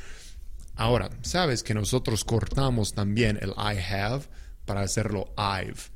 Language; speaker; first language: Spanish; non-native, fluent; English